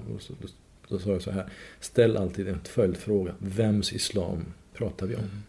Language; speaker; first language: Swedish; non-native, fluent; Persian